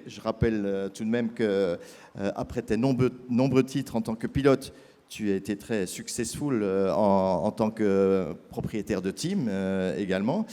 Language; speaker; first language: French; native; French